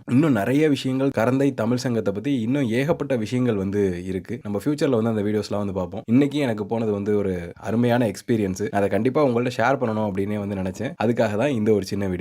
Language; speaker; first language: Tamil; native; Tamil